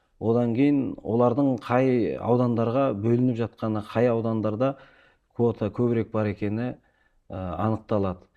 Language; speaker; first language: Kazakh; early bilingual, heritage; Kazakh